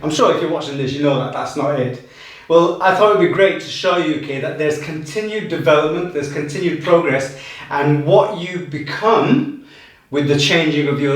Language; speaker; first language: English; native; English